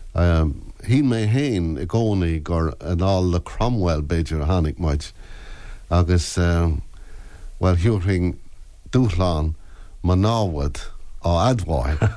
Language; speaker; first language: Irish; non-native, local second language; English